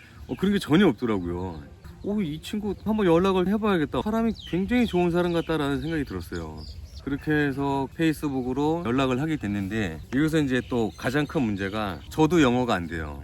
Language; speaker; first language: Korean; native; Korean